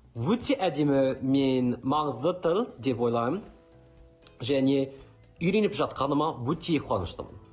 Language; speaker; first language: Kazakh; non-native, learner; English